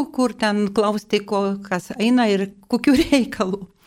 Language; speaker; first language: Lithuanian; non-native, local second language; Polish